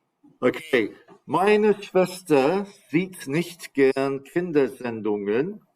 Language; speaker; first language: German; non-native, fluent; English